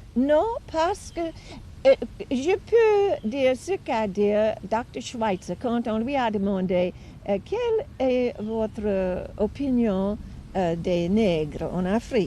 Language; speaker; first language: French; non-native, fluent; English